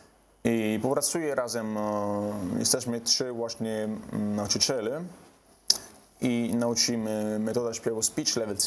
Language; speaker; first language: Polish; non-native, learner; Italian